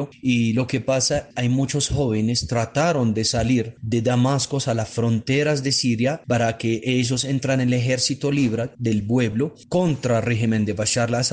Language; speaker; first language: Spanish; non-native, fluent; Arabic